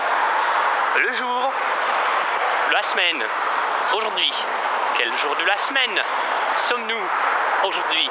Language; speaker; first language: French; non-native, fluent; Russian